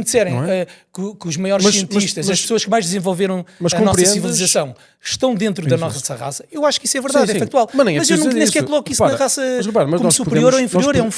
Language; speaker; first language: Portuguese; native; Portuguese